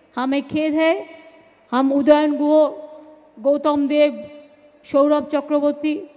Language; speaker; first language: Hindi; non-native, local second language; Bangla